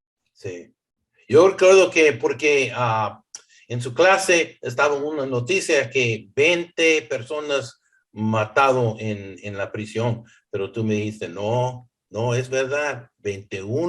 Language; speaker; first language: Spanish; early bilingual, heritage; English